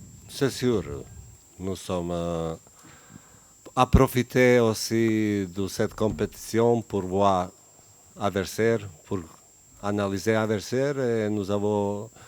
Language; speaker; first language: French; non-native, learner; Bosnian